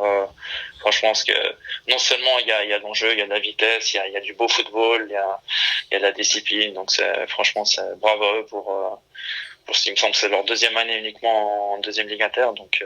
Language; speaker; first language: French; early bilingual, other home language; Portuguese